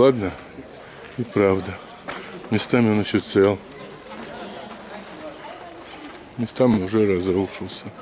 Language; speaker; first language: Russian; native; Russian